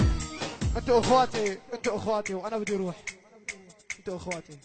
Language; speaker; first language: Arabic; native; Arabic